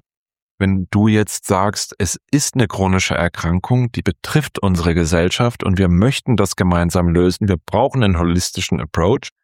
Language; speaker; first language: German; native; German